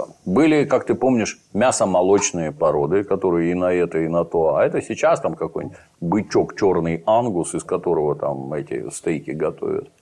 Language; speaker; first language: Russian; native; Russian